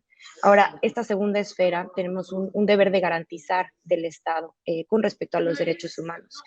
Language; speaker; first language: Spanish; native; Spanish